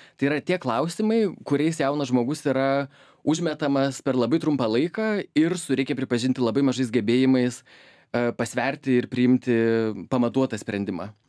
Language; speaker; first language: Lithuanian; native; Lithuanian